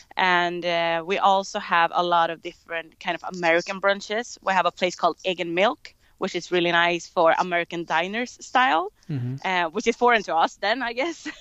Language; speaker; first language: English; non-native, fluent; Swedish